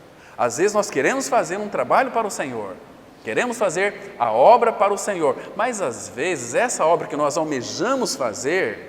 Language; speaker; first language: Portuguese; native; Portuguese